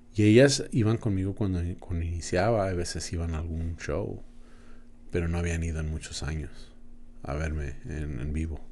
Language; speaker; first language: Spanish; native; Spanish